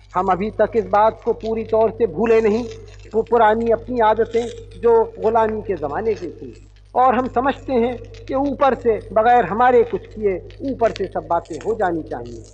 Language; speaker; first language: Hindi; native; Hindi